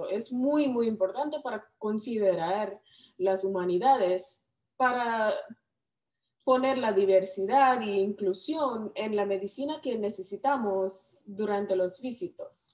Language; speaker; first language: Spanish; non-native, learner; English